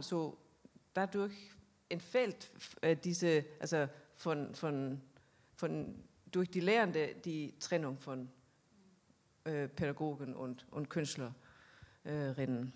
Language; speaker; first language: German; non-native, fluent; Danish